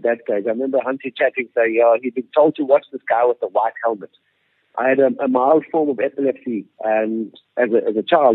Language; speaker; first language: English; native; English